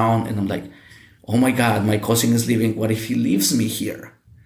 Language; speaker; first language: English; non-native, fluent; Spanish